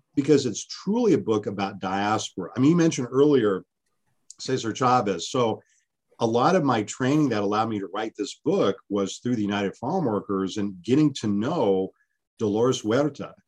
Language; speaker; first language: English; early bilingual, other home language; Spanish